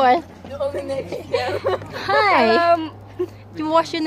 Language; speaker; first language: English; non-native, local second language; Thai